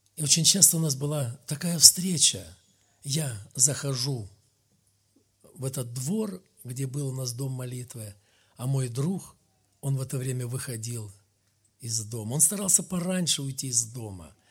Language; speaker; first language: Russian; native; Russian